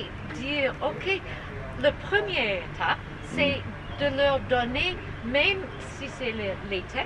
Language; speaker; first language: French; non-native, learner; English